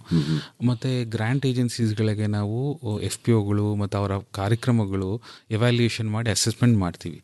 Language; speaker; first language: Kannada; native; Kannada